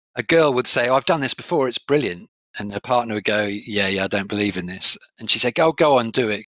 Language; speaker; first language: English; native; English